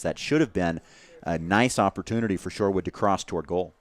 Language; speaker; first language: English; native; English